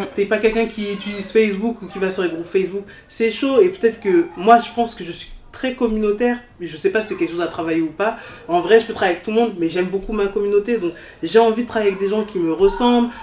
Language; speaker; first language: French; native; French